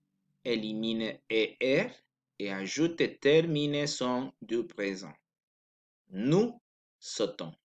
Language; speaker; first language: French; non-native, learner; Spanish